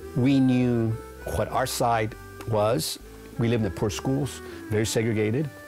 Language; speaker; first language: English; native; English